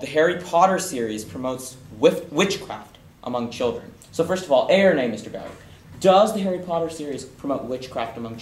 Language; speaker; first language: English; native; English